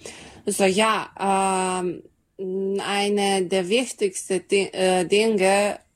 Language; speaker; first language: German; non-native, learner; Serbian